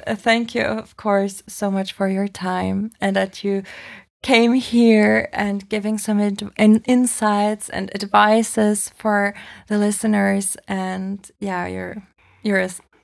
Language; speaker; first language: English; non-native, fluent; German